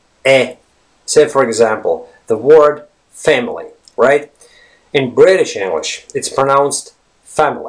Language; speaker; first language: English; non-native, fluent; Latvian